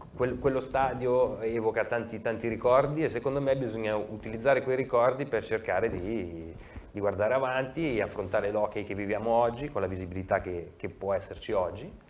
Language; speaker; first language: Italian; native; Italian